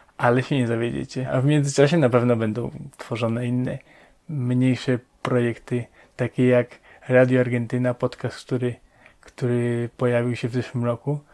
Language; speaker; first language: Polish; native; Polish